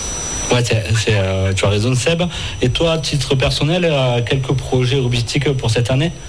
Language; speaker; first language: French; native; French